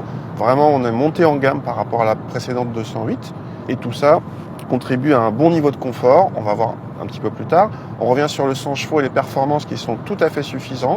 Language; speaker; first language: French; native; French